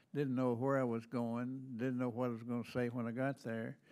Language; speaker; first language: English; native; English